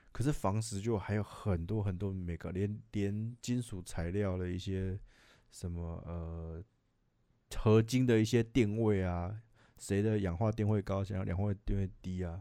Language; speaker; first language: Chinese; native; Chinese